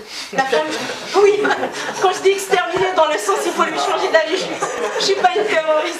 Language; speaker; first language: French; non-native, local second language; Kabyle